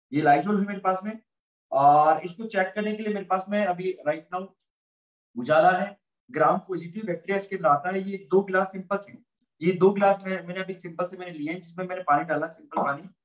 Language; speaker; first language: Hindi; native; Hindi